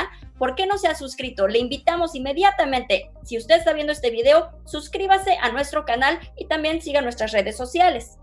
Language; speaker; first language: Spanish; native; Spanish